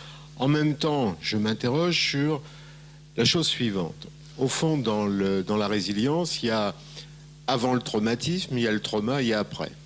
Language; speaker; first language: French; native; French